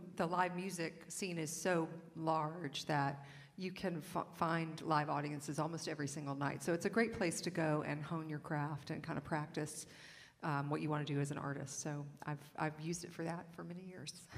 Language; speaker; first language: English; native; English